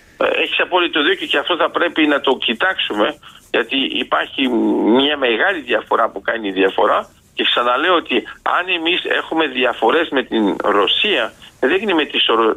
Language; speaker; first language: Greek; early bilingual, heritage; Greek